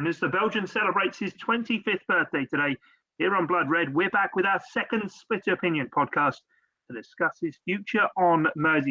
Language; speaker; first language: English; native; English